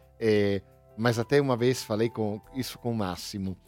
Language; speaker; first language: Portuguese; non-native, fluent; Italian